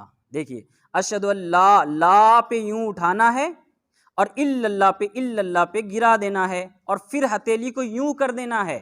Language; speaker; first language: Urdu; native; Urdu